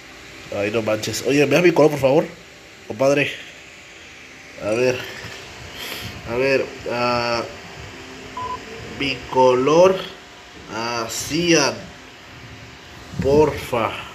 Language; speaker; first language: Spanish; native; Spanish